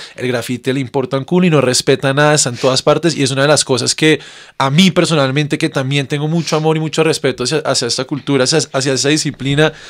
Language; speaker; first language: Spanish; native; Spanish